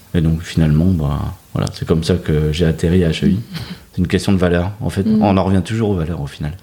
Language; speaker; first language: French; native; French